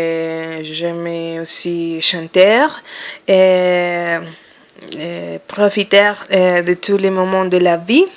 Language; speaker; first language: French; non-native, fluent; Spanish